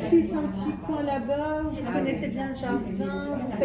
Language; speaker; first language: French; native; French